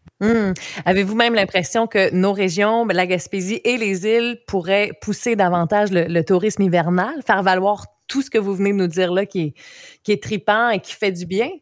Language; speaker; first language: French; native; French